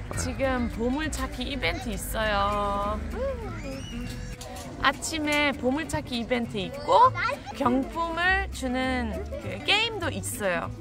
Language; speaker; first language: Korean; non-native, fluent; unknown